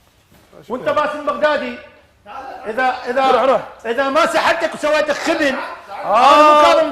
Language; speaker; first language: Arabic; native; Arabic